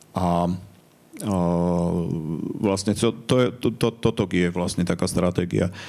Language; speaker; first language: Slovak; native; Slovak